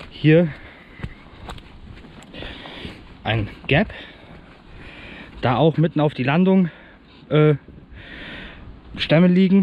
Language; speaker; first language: German; native; German